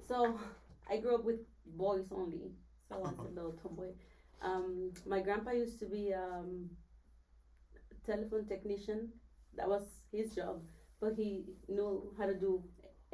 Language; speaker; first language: English; non-native, fluent; Spanish